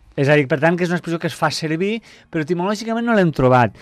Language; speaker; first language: Catalan; native; Catalan